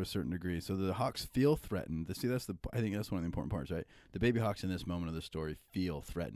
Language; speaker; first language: English; native; English